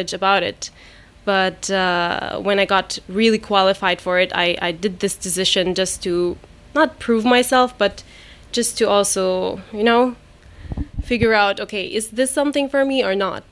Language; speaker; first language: English; non-native, fluent; German